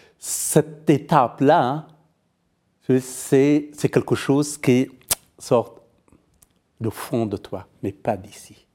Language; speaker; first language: French; non-native, fluent; Persian